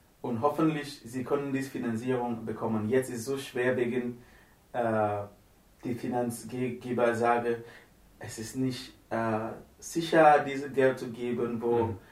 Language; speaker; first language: German; non-native, learner; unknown